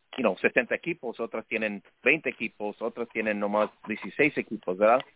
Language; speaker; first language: Spanish; early bilingual, heritage; Spanish